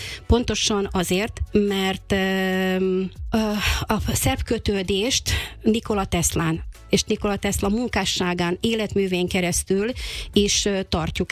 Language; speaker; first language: Hungarian; native; Hungarian